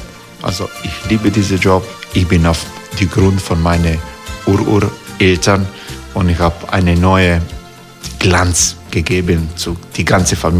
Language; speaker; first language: German; non-native, learner; Croatian